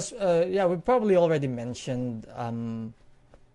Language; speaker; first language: English; non-native, local second language; Pampanga